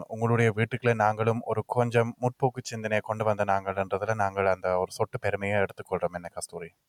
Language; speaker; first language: Tamil; native; Tamil